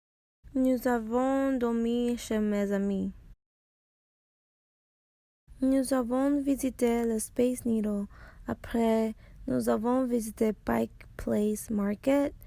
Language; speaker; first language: French; non-native, learner; English